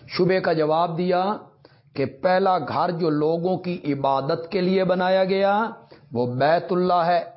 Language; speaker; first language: Urdu; non-native, local second language; Punjabi